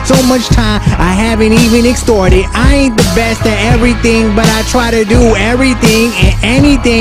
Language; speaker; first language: English; native; English